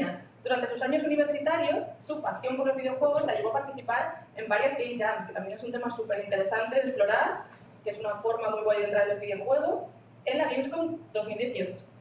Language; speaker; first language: Spanish; native; Spanish